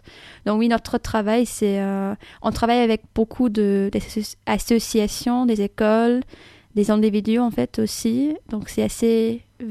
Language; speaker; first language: French; non-native, fluent; English